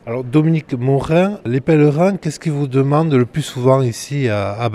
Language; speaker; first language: French; native; French